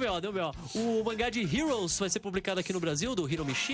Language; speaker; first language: Portuguese; native; Portuguese